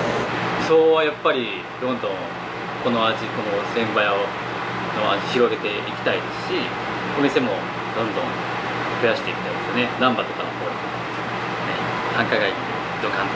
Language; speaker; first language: Japanese; native; Japanese